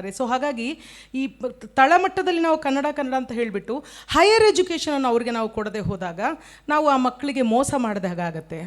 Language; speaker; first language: Kannada; non-native, local second language; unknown